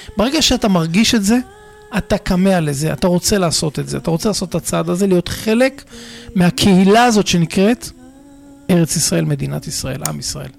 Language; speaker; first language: Hebrew; native; Hebrew